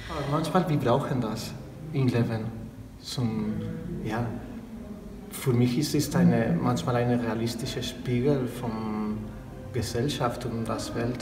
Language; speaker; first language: German; non-native, learner; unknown